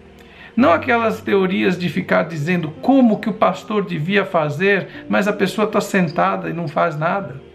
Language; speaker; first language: Portuguese; native; Portuguese